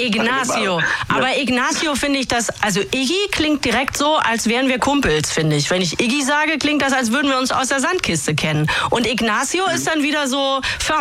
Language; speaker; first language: German; native; German